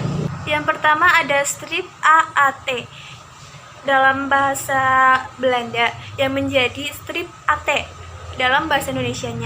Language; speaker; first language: Indonesian; native; Indonesian